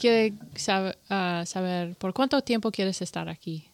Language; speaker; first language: Spanish; non-native, learner; English